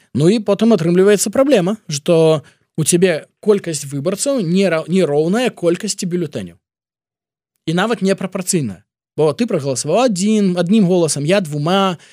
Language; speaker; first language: Belarusian; non-native, local second language; Russian